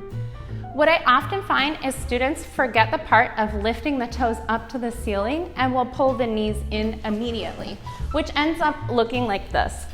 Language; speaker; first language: English; native; English